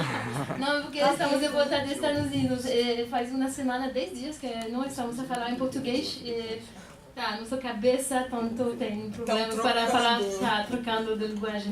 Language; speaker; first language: Portuguese; non-native, fluent; French